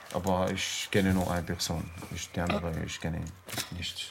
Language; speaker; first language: German; non-native, learner; Arabic